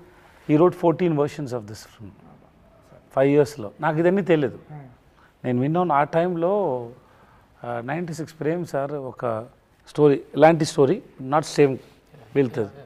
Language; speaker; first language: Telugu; non-native, learner; Tamil